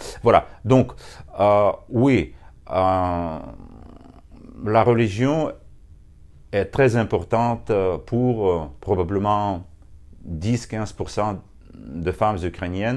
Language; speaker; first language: French; non-native, fluent; Russian